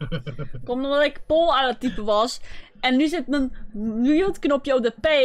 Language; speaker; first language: Dutch; native; Dutch